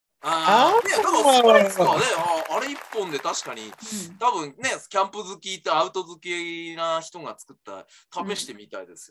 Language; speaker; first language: Japanese; native; Japanese